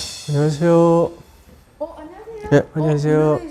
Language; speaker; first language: Korean; non-native, learner; Indonesian